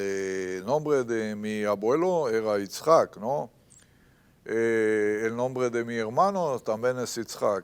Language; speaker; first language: Spanish; non-native, fluent; Hebrew